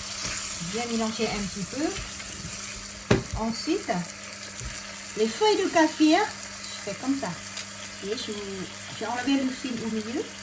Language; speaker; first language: French; non-native, learner; Thai